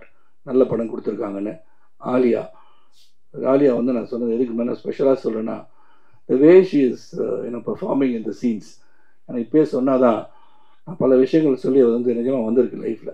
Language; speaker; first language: Tamil; native; Tamil